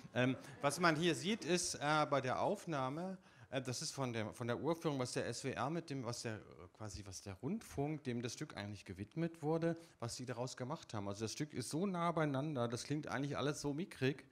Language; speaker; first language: German; native; German